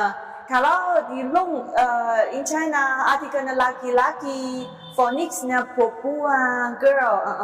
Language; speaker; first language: Indonesian; non-native, learner; Chinese